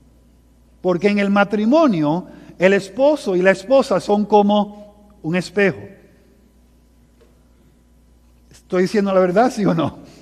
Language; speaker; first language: Spanish; early bilingual, heritage; Spanish